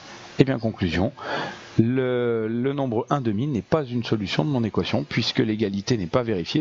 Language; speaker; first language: French; native; French